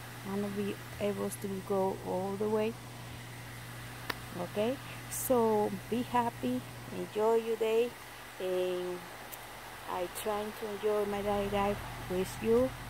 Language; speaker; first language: English; non-native, learner; Spanish